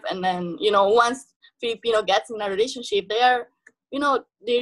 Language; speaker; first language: English; non-native, fluent; Italian